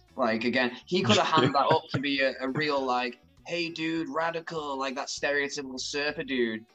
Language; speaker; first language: English; native; English